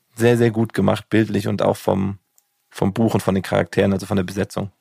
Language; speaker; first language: German; native; German